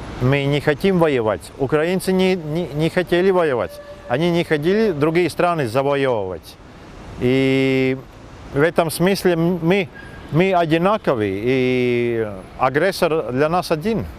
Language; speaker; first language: Russian; non-native, fluent; Latvian